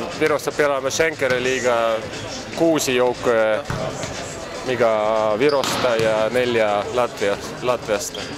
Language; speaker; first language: Finnish; non-native, learner; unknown